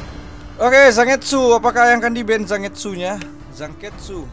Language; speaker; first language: Indonesian; native; Indonesian